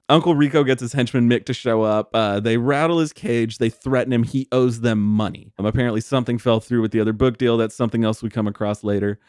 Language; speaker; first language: English; native; English